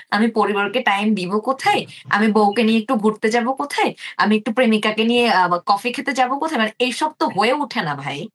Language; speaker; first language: Bangla; native; Bangla